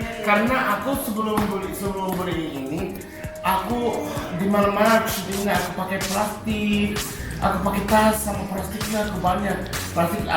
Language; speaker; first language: Indonesian; non-native, fluent; Japanese